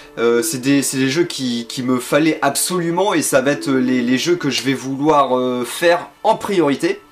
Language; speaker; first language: French; native; French